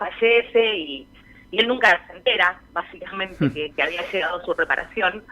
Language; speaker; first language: Spanish; native; Spanish